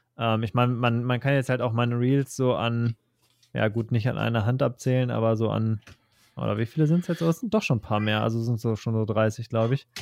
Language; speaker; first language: German; native; German